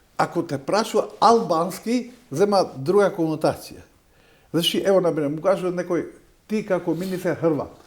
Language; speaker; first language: Macedonian; non-native, local second language; Albanian